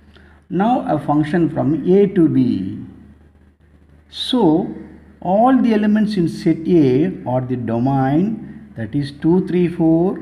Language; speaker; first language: English; non-native, local second language; Tamil